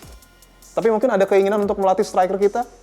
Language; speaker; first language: Indonesian; native; Indonesian